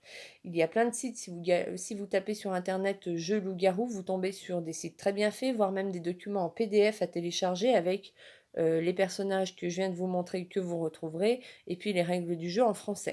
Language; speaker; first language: French; native; French